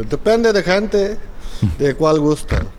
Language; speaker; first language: Spanish; non-native, learner; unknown